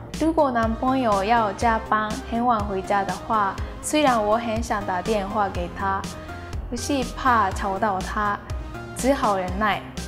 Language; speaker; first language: Chinese; non-native, fluent; Japanese